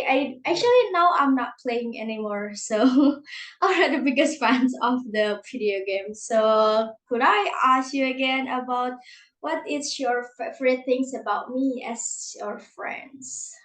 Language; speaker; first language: English; non-native, learner; Indonesian